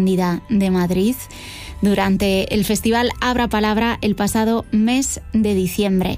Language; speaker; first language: Spanish; native; Spanish